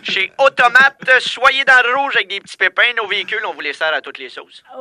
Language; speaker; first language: French; native; French